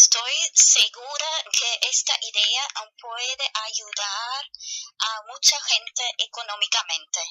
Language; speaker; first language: Spanish; non-native, fluent; German